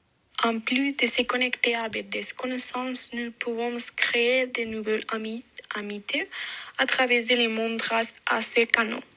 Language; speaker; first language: French; non-native, fluent; Spanish